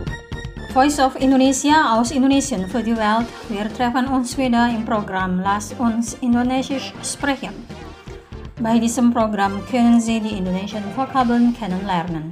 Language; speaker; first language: German; non-native, fluent; Indonesian